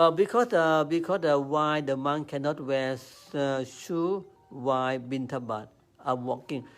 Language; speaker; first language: English; non-native, learner; Thai